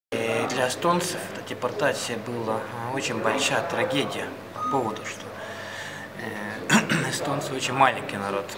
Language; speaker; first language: Russian; non-native, fluent; Estonian